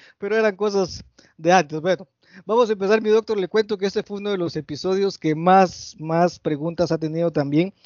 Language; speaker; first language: Spanish; native; Spanish